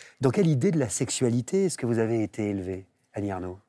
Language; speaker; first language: French; native; French